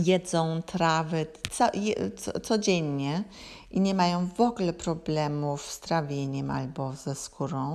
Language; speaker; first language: Polish; non-native, learner; German